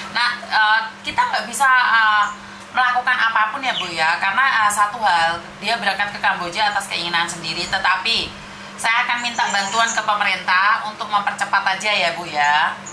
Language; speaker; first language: Indonesian; native; Indonesian